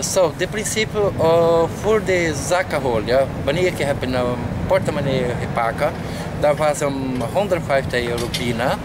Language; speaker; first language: Dutch; non-native, learner; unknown